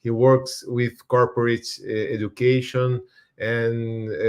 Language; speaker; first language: English; non-native, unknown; Portuguese